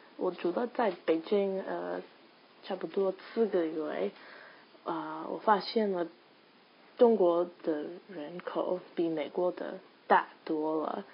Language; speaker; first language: Chinese; non-native, learner; English